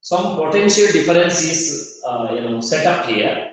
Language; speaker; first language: English; non-native, local second language; Kannada